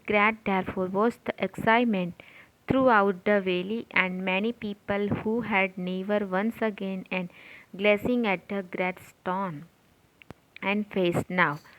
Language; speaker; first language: English; non-native, local second language; Gujarati